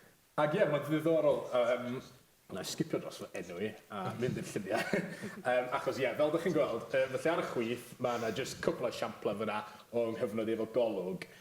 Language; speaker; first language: Welsh; native; Welsh